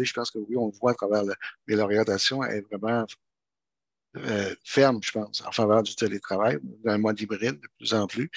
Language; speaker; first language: French; native; French